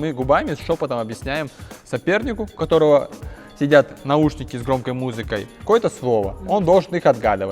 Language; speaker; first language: Russian; native; Russian